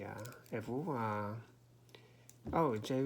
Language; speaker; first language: French; non-native, learner; Korean